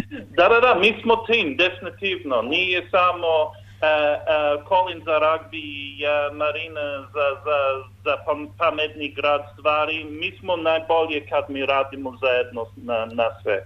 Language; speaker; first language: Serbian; non-native, learner; English